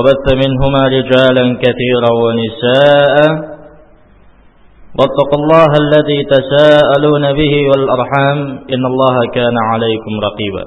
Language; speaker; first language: Arabic; non-native, fluent; Indonesian